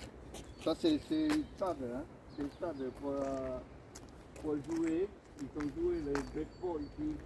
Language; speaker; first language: French; non-native, learner; Hmong